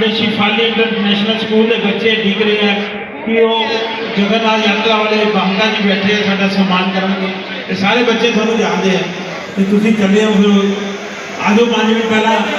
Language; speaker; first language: Hindi; non-native, local second language; Punjabi